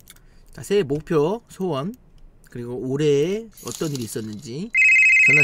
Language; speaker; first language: Korean; native; Korean